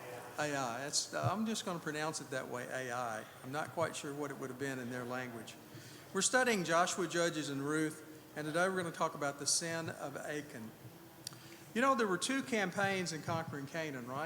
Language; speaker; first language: English; native; English